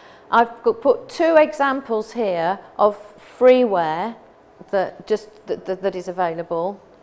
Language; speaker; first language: English; native; English